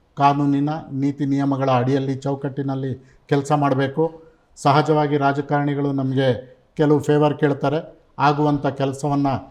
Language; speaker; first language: Kannada; non-native, local second language; Urdu